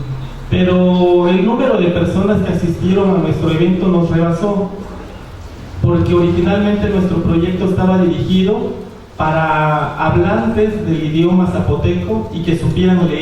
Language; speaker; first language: Spanish; non-native, local second language; Zapotec